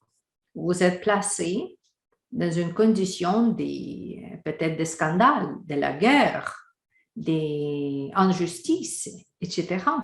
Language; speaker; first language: French; non-native, fluent; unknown